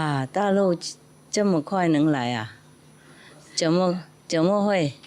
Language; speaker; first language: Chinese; non-native, fluent; Vietnamese